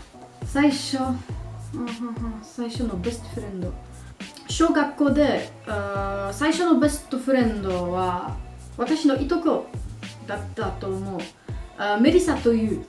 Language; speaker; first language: Japanese; non-native, learner; French